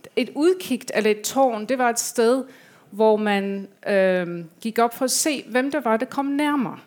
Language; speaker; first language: Danish; non-native, fluent; English